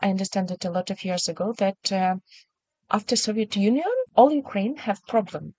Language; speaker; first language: English; non-native, learner; Ukrainian